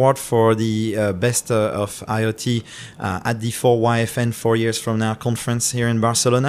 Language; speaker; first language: English; non-native, fluent; French